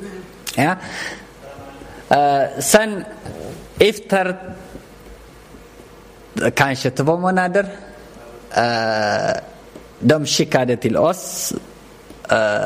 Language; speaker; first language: Swedish; non-native, learner; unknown